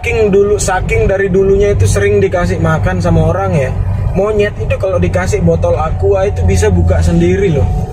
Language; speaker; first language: Indonesian; native; Indonesian